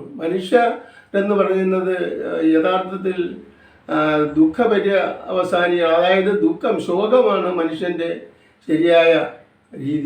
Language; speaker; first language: Malayalam; native; Malayalam